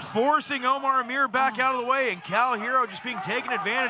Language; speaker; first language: English; native; English